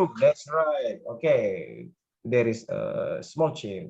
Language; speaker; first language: English; non-native, learner; Indonesian